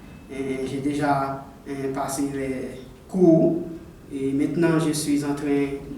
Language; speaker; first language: French; non-native, local second language; Haitian Creole